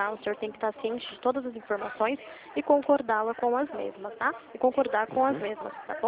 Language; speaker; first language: Portuguese; native; Portuguese